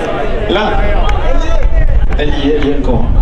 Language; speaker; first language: French; native; French